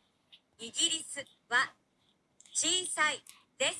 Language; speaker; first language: Japanese; non-native, learner; English